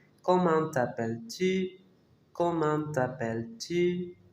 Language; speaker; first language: French; non-native, fluent; Spanish